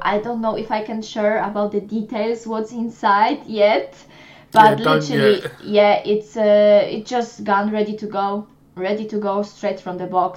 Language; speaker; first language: English; non-native, fluent; Polish